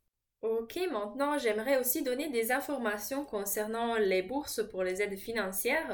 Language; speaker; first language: French; non-native, fluent; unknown